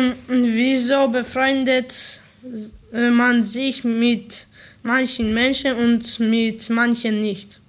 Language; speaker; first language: German; early bilingual, other home language; Polish